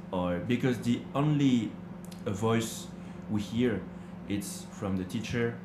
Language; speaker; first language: English; non-native, learner; French